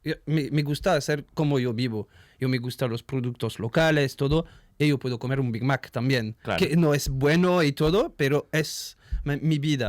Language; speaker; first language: Spanish; non-native, learner; French